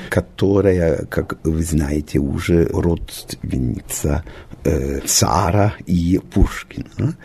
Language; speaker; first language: Russian; non-native, learner; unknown